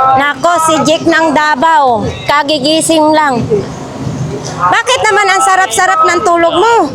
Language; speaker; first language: Filipino; non-native, local second language; Cebuano